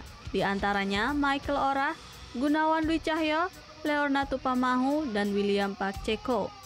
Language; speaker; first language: Indonesian; native; Indonesian